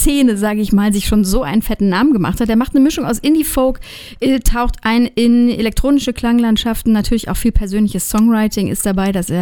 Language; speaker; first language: German; native; German